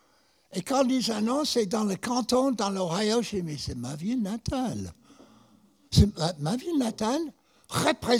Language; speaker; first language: French; non-native, fluent; English